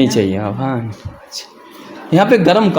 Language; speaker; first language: Hindi; non-native, local second language; Bangla